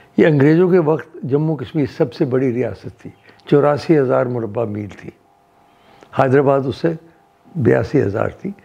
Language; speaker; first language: Hindi; non-native, local second language; Dogri